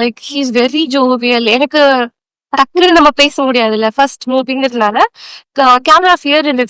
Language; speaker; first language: Tamil; non-native, local second language; Malayalam